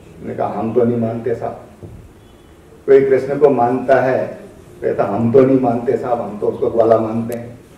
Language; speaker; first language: Hindi; native; Hindi